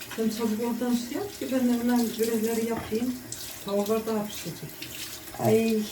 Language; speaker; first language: Turkish; early bilingual, heritage; Turkish